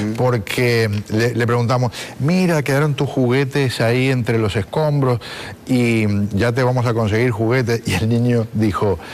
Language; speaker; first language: Spanish; native; Spanish